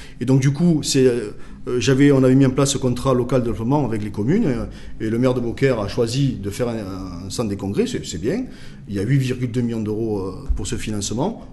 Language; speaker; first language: French; native; French